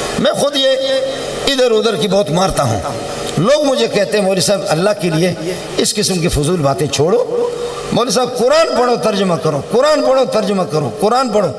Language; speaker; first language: Urdu; non-native, local second language; Brahui